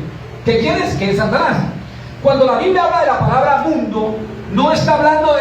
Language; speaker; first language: Spanish; native; Spanish